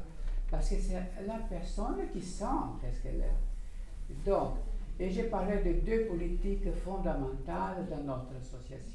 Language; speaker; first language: French; non-native, fluent; Portuguese